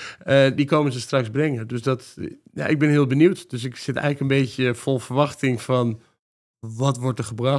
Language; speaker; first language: Dutch; native; Dutch